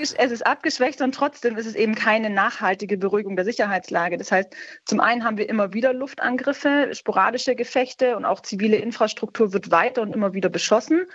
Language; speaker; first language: German; native; German